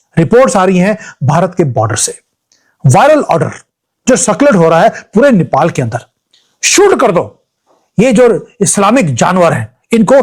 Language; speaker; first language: Hindi; native; Hindi